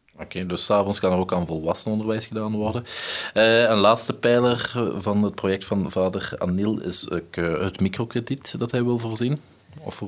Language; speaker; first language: Dutch; native; Dutch